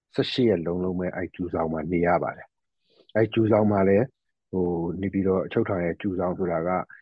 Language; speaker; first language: Burmese; native; Burmese